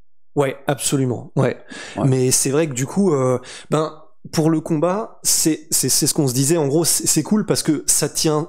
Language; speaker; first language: French; native; French